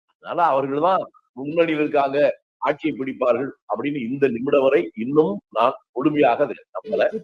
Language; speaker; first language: Tamil; native; Tamil